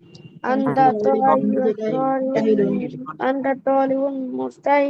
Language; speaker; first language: Arabic; non-native, learner; Bangla